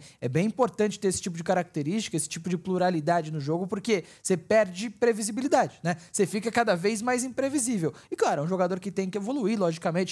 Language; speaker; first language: Portuguese; native; Portuguese